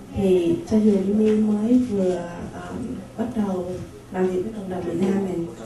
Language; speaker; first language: Vietnamese; native; Vietnamese